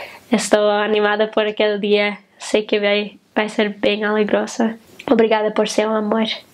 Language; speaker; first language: Portuguese; non-native, learner; English